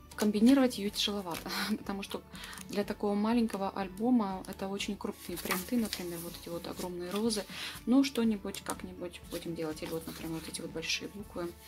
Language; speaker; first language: Russian; native; Russian